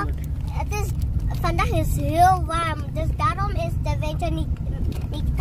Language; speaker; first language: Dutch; early bilingual, other home language; Indonesian